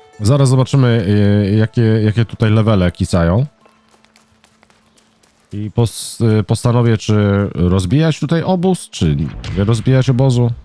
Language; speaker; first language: Polish; native; Polish